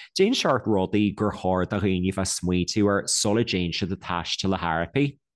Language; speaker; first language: Irish; native; Irish